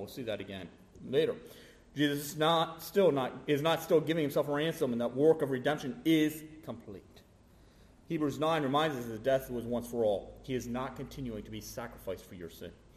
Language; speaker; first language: English; native; English